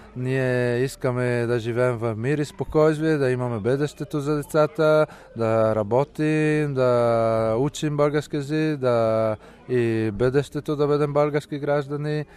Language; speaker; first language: Bulgarian; non-native, fluent; Italian